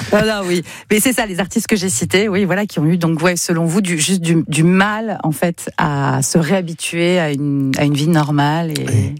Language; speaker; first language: French; native; French